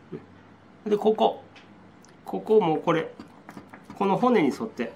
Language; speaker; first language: Japanese; native; Japanese